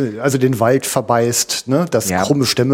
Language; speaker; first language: German; native; German